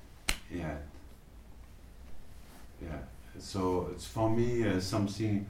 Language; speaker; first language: English; non-native, learner; French